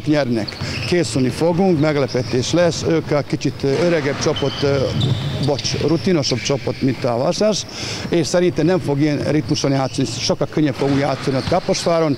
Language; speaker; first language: Hungarian; non-native, fluent; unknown